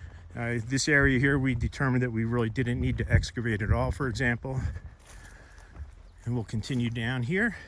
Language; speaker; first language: English; native; English